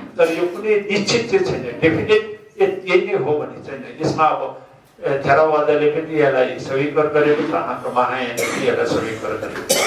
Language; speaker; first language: Nepali; non-native, local second language; Sherpa